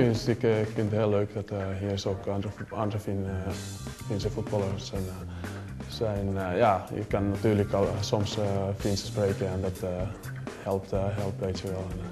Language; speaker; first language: Dutch; non-native, learner; Finnish